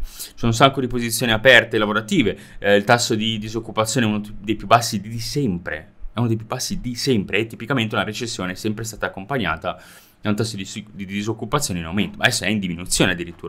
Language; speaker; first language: Italian; native; Italian